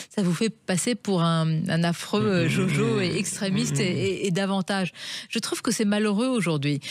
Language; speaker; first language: French; non-native, local second language; Arabic